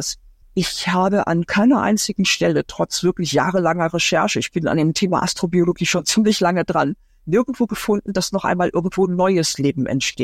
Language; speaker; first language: German; native; German